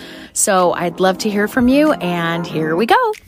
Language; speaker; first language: English; native; English